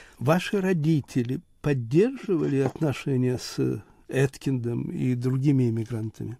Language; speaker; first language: Russian; native; Russian